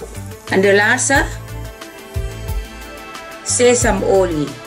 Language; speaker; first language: Dutch; non-native, learner; Thai